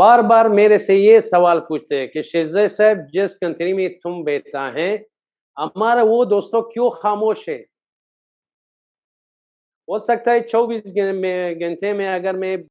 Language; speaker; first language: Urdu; non-native, fluent; Persian